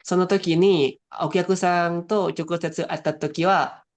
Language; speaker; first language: Japanese; non-native, fluent; Indonesian